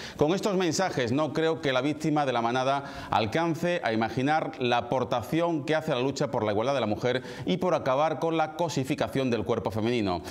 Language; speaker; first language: Spanish; native; Spanish